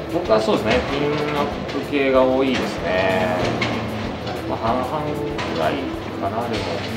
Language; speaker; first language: Japanese; native; Japanese